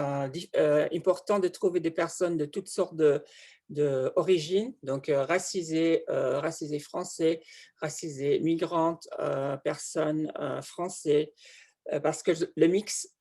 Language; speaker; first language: French; non-native, fluent; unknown